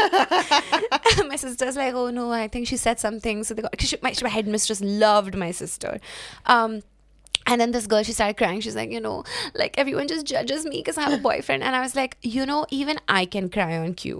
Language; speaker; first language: English; non-native, local second language; Hindi